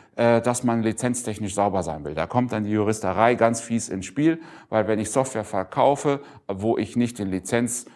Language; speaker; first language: German; native; German